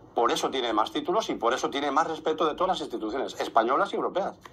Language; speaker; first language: Spanish; native; Spanish